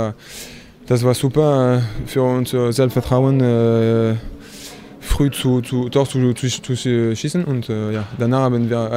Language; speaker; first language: German; non-native, fluent; French